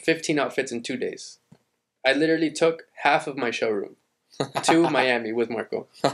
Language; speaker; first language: English; early bilingual, other home language; Spanish